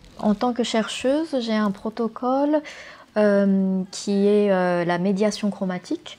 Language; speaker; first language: French; non-native, fluent; Japanese